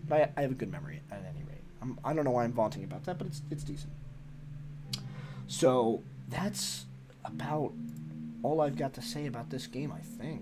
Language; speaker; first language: English; native; English